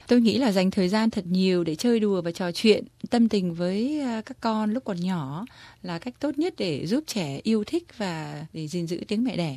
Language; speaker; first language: Vietnamese; native; Vietnamese